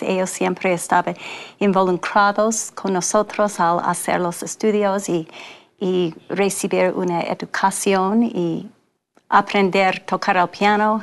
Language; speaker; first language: Spanish; non-native, fluent; English